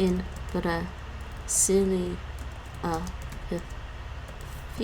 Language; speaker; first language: Dutch; non-native, learner; English